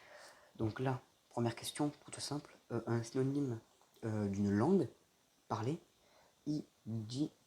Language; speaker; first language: French; native; French